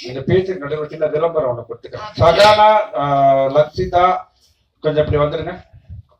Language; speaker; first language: Tamil; native; Tamil